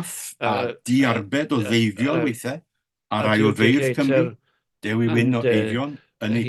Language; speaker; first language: Welsh; native; Welsh